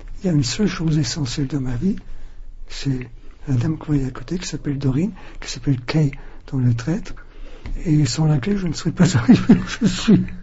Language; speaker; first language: French; non-native, fluent; German